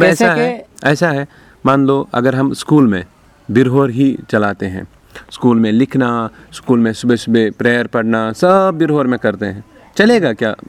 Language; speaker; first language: Hindi; native; Hindi